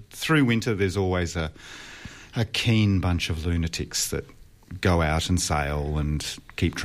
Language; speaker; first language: English; native; English